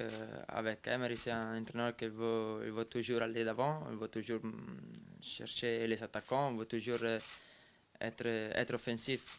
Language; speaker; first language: French; non-native, fluent; Italian